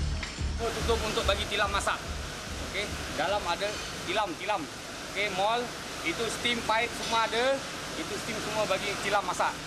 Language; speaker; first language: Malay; non-native, learner; Nepali